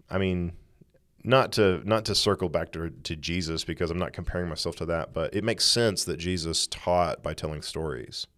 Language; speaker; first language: English; native; English